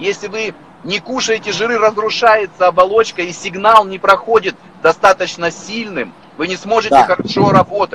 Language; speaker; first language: Russian; native; Russian